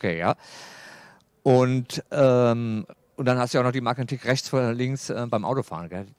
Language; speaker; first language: German; native; German